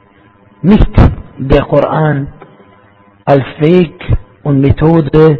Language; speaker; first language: German; non-native, fluent; Arabic